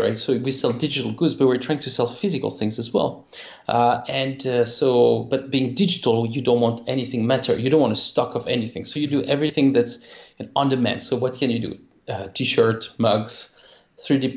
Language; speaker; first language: English; non-native, fluent; French